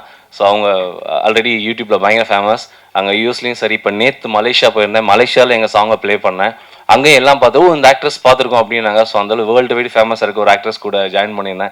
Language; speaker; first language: Tamil; native; Tamil